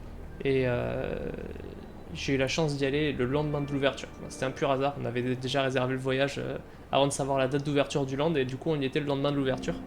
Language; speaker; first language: French; native; French